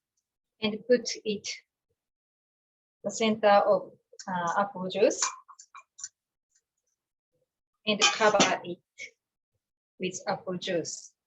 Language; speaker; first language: English; non-native, learner; Japanese